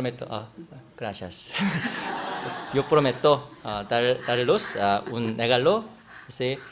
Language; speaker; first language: Spanish; non-native, learner; Korean